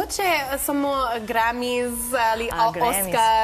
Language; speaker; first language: Slovenian; non-native, learner; English